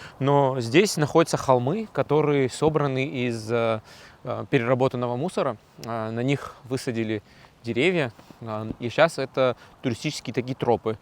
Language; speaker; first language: Russian; non-native, local second language; Abkhazian